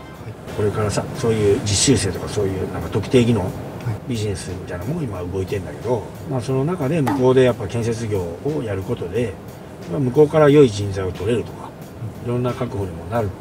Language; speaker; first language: Japanese; native; Japanese